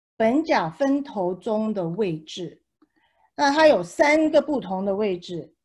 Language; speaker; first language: Chinese; early bilingual, heritage; Chinese